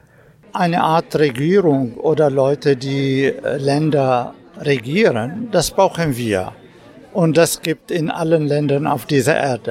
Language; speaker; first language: German; non-native, fluent; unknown